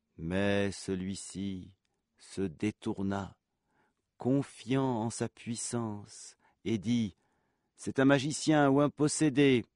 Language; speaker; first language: French; native; French